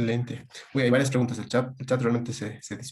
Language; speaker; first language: Spanish; native; Spanish